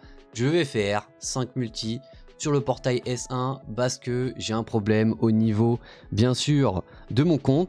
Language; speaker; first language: French; native; French